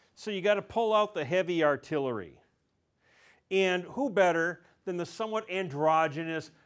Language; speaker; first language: English; native; English